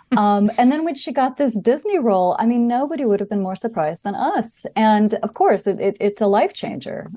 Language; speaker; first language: English; native; English